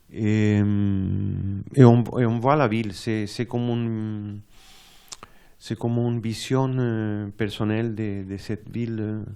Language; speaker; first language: French; non-native, fluent; Spanish